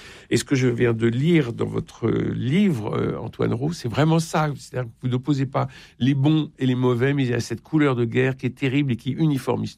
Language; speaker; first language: French; native; French